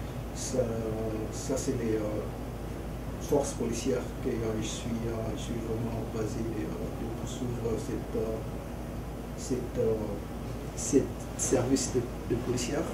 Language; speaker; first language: French; early bilingual, other home language; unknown